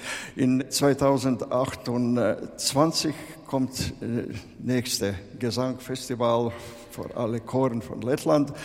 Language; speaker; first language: German; non-native, fluent; Latvian